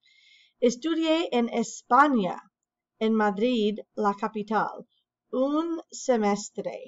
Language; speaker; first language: Spanish; non-native, fluent; English